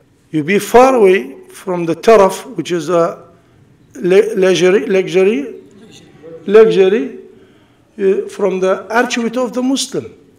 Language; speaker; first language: English; non-native, learner; Arabic